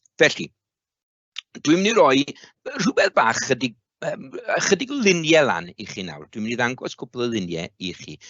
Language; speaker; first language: Welsh; native; Welsh